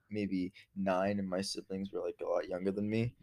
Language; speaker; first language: English; native; English